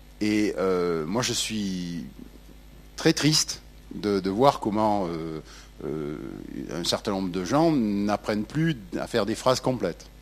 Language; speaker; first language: French; native; French